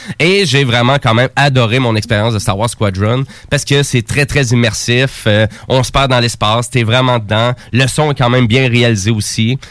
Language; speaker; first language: French; native; French